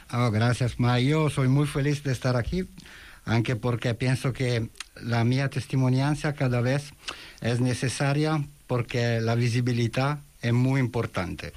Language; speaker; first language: Spanish; non-native, fluent; Italian